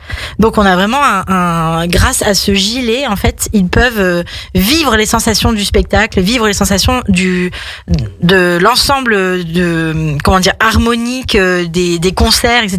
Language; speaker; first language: French; native; French